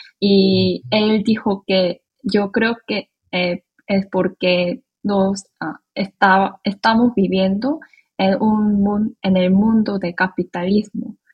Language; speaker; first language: Spanish; non-native, fluent; Korean